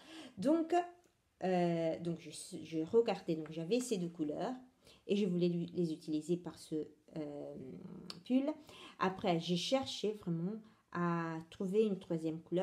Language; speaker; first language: French; non-native, fluent; Italian